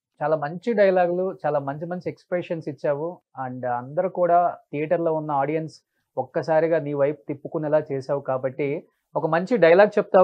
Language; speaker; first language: Telugu; native; Telugu